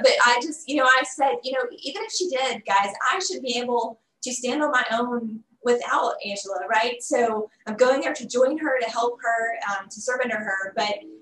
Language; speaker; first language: English; native; English